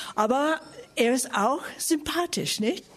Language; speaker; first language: German; non-native, fluent; English